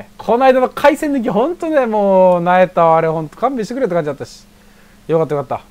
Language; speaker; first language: Japanese; native; Japanese